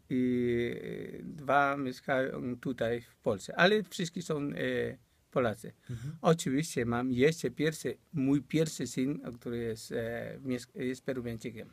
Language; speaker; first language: Polish; non-native, fluent; Spanish